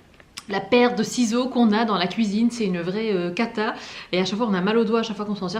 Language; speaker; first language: French; native; French